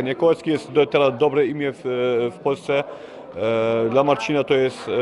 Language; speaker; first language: Polish; early bilingual, heritage; Polish